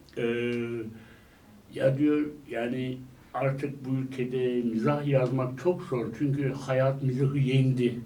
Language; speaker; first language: Turkish; native; Turkish